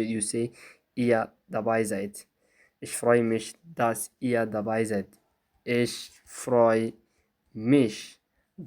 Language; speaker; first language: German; non-native, fluent; Somali